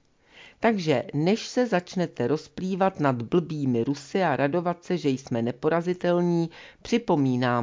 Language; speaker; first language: Czech; native; Czech